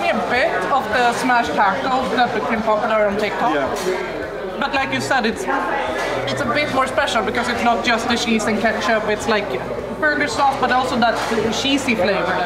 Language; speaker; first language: English; non-native, fluent; Swedish